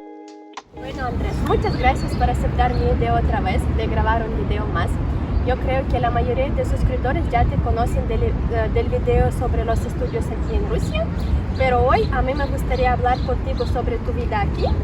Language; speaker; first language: Spanish; non-native, fluent; Russian